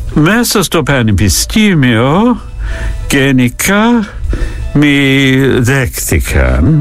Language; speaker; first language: Greek; non-native, fluent; English